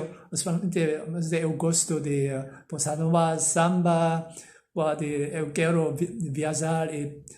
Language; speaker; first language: Portuguese; non-native, learner; Korean